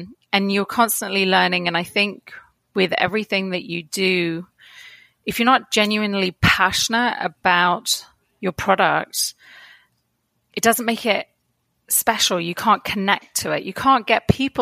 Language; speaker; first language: English; native; English